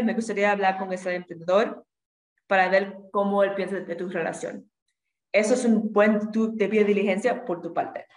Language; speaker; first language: Spanish; non-native, fluent; English